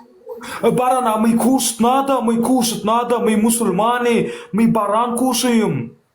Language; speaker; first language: Russian; non-native, learner; Turkmen